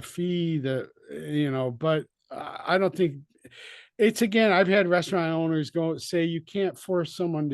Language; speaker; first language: English; native; English